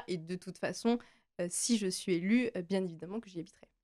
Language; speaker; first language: French; native; French